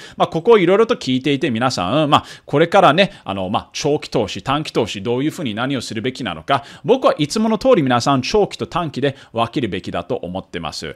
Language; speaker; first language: Japanese; early bilingual, heritage; Japanese